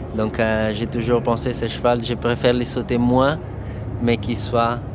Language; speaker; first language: French; non-native, fluent; Portuguese